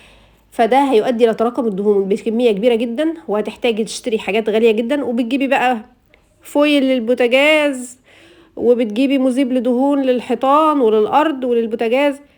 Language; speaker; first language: Arabic; native; Arabic